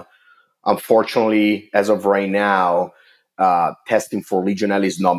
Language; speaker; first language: English; non-native, fluent; Italian